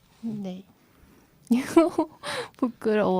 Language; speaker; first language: Korean; native; Korean